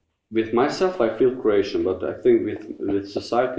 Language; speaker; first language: English; non-native, learner; Albanian